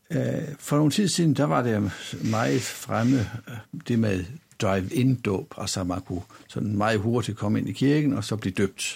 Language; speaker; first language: Danish; native; Danish